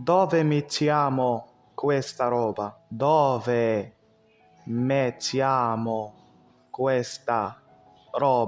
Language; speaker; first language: Italian; non-native, fluent; Arabic